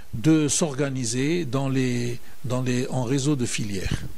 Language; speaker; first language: French; non-native, local second language; Arabic